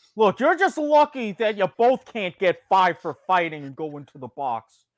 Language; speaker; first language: English; native; English